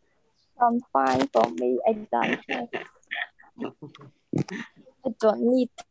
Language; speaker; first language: English; non-native, learner; Khmer